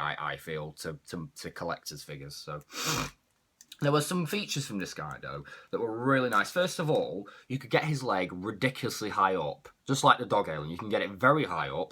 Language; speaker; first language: English; native; English